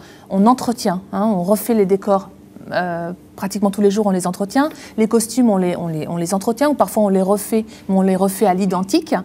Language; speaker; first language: French; native; French